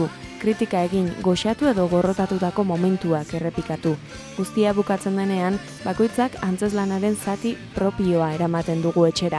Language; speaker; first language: Basque; native; Basque